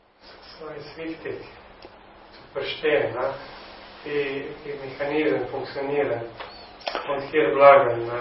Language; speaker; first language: German; non-native, learner; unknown